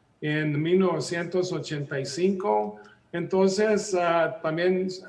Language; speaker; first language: Spanish; early bilingual, heritage; Spanish